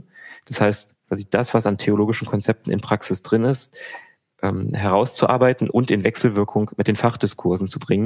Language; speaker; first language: German; native; German